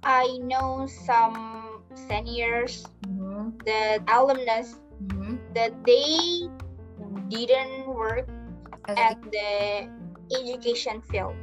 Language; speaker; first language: English; non-native, learner; Indonesian